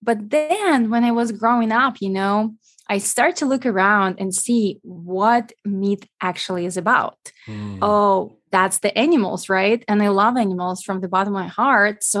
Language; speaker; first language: English; non-native, fluent; Ukrainian